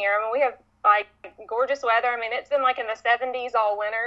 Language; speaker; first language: English; native; English